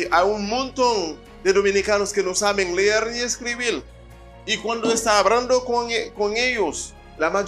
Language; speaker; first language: Spanish; non-native, fluent; Haitian Creole